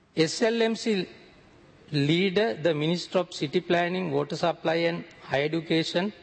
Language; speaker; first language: English; non-native, local second language; Sinhala